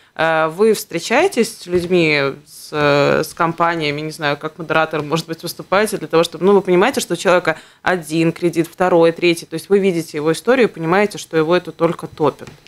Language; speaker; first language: Russian; native; Russian